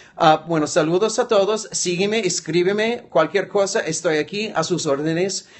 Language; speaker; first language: Spanish; non-native, fluent; English